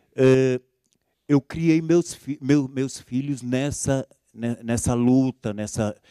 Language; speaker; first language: Portuguese; native; Portuguese